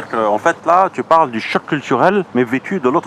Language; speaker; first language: French; native; French